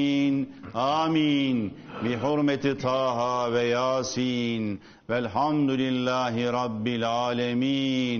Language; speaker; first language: Turkish; native; Turkish